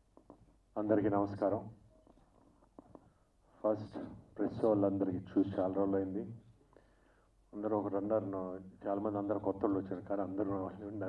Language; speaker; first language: Telugu; native; Telugu